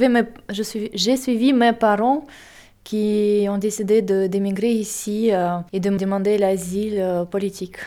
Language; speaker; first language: French; non-native, fluent; Russian